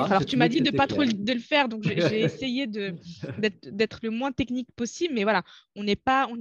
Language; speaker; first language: French; non-native, local second language; Arabic